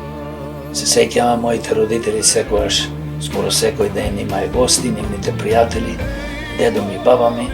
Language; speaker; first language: Macedonian; native; Macedonian